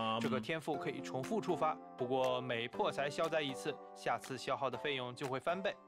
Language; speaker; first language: Chinese; native; Chinese